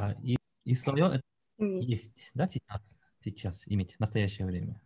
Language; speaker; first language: Russian; non-native, fluent; Korean